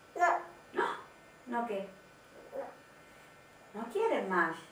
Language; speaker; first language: Spanish; native; Spanish